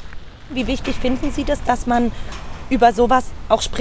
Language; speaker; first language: German; native; German